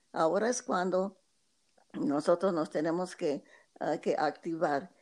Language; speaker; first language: Spanish; early bilingual, heritage; Spanish